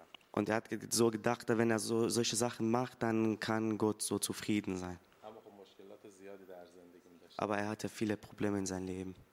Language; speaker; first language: German; early bilingual, other home language; Persian